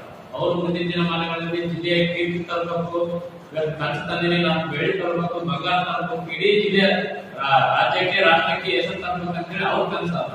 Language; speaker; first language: Kannada; native; Kannada